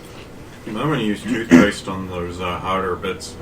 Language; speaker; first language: English; native; English